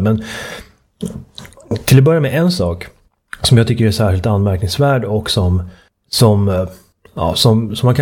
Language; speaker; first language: Swedish; native; Swedish